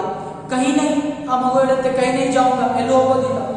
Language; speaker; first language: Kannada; native; Kannada